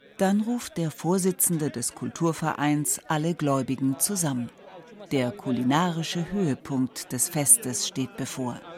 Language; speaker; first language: German; native; German